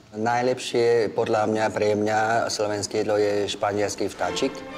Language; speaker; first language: Slovak; non-native, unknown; Vietnamese